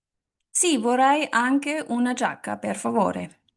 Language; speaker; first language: Italian; non-native, learner; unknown